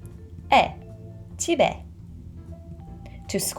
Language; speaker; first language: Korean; non-native, fluent; English